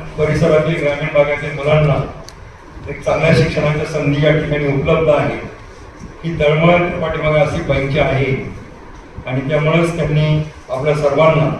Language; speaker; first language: Marathi; native; Marathi